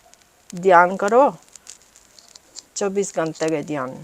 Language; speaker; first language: Hindi; non-native, learner; Italian